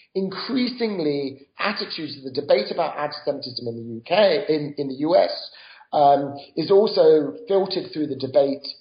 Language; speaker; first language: English; native; English